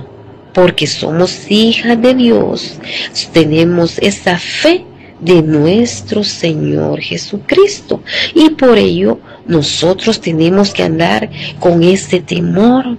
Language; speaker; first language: Spanish; native; Spanish